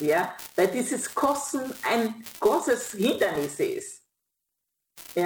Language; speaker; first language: German; non-native, fluent; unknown